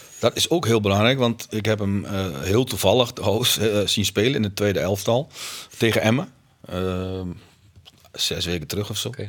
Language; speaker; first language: Dutch; native; Dutch